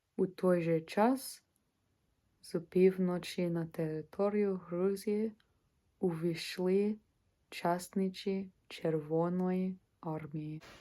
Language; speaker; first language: Ukrainian; non-native, learner; English